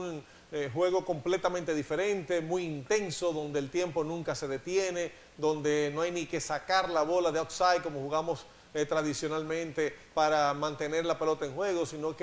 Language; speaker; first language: Spanish; native; Spanish